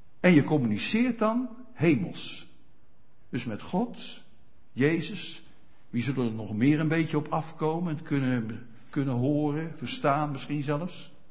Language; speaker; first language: Dutch; native; Dutch